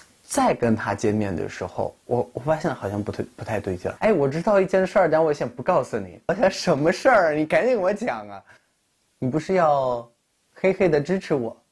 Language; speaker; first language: Chinese; non-native, fluent; Russian